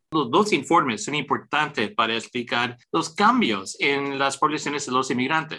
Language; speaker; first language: Spanish; early bilingual, heritage; English